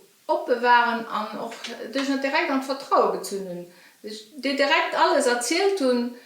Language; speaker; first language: German; non-native, local second language; Luxembourgish